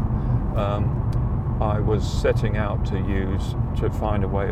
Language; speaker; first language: English; native; English